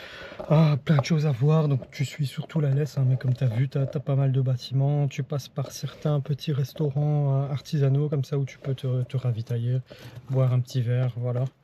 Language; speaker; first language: French; native; French